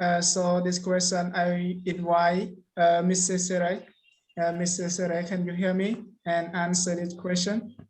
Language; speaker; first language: English; non-native, learner; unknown